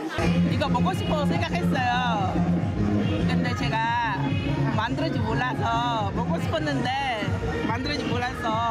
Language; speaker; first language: Korean; non-native, learner; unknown